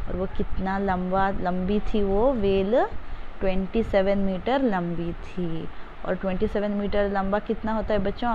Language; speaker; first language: Hindi; non-native, local second language; Kannada